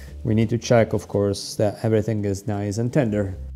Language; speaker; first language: English; non-native, fluent; Italian